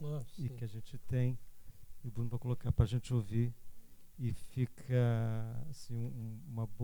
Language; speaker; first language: Portuguese; native; Portuguese